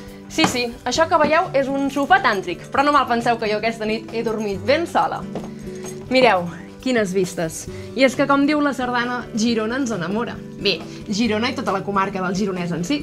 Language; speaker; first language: Catalan; native; Catalan